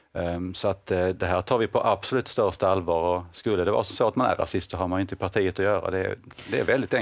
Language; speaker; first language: Swedish; native; Swedish